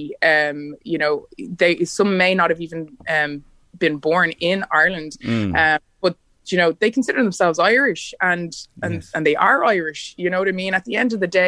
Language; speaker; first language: English; native; English